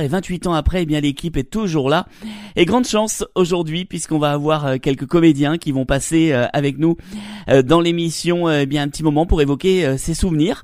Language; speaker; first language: French; native; French